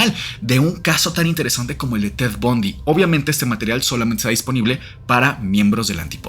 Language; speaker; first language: Spanish; native; Spanish